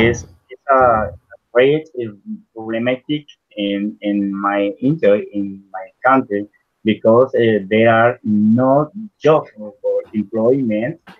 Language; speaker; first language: English; non-native, learner; Spanish